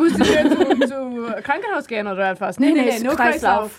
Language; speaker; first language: German; non-native, learner; English